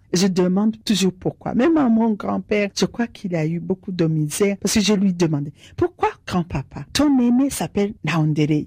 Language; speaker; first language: French; non-native, local second language; Rundi